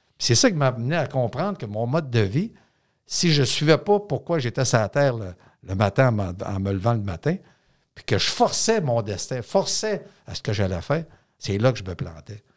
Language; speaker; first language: French; native; French